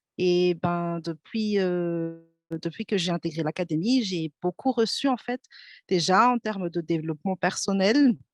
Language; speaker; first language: French; non-native, local second language; Malagasy